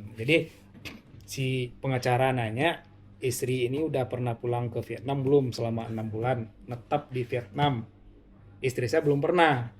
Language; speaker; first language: Indonesian; non-native, local second language; Minangkabau